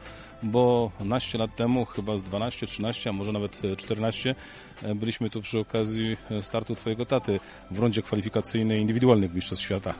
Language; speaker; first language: Polish; native; Polish